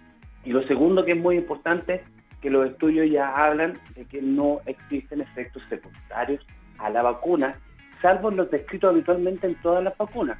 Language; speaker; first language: Spanish; native; Spanish